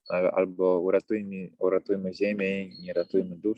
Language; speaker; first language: Polish; native; Polish